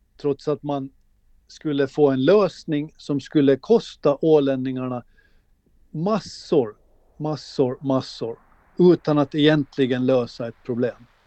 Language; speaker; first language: Swedish; native; Swedish